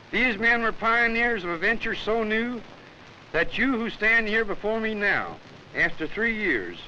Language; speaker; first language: English; native; English